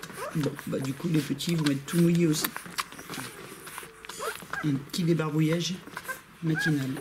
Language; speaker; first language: French; native; French